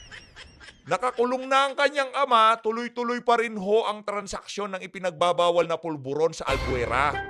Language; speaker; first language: Filipino; native; Filipino